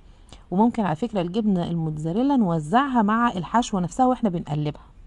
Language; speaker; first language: Arabic; native; Arabic